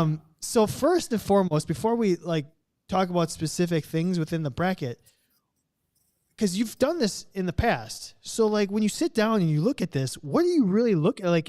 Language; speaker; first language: English; native; English